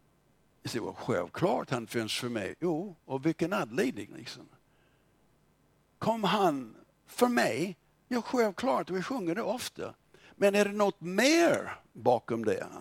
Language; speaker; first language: Swedish; non-native, fluent; English